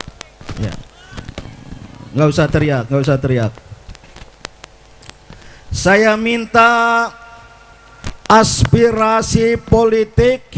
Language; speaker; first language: Indonesian; native; Indonesian